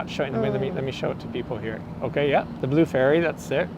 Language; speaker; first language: English; non-native, fluent; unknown